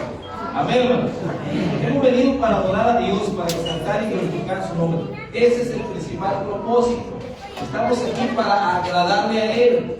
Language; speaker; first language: Spanish; native; Spanish